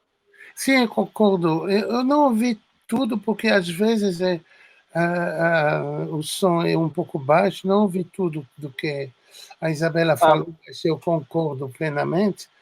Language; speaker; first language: Portuguese; non-native, fluent; French